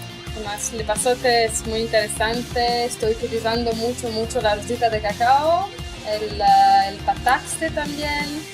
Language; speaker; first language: Spanish; non-native, fluent; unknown